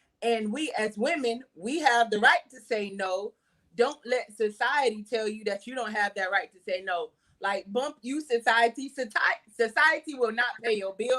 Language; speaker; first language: English; native; English